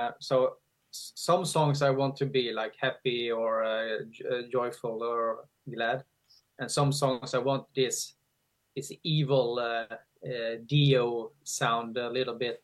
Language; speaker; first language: English; non-native, fluent; Swedish